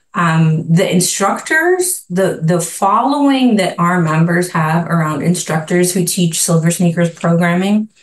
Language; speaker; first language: English; native; English